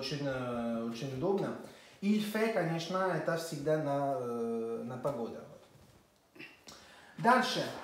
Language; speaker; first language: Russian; non-native, fluent; French